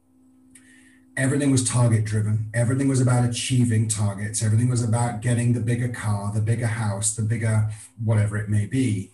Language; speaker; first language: English; native; English